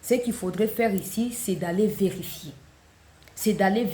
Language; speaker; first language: French; non-native, local second language; Lingala